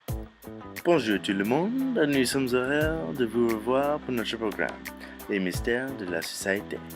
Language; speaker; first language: French; non-native, learner; English